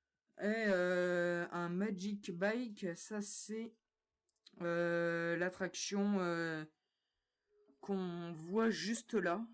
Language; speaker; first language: French; native; French